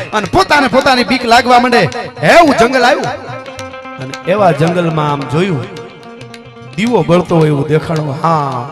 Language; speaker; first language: Gujarati; native; Gujarati